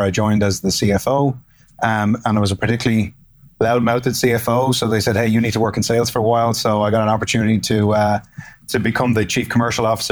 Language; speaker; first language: English; native; English